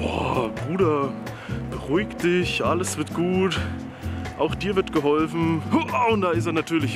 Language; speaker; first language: German; native; German